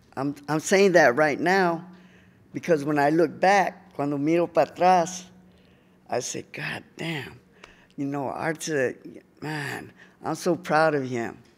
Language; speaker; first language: English; early bilingual, other home language; Spanish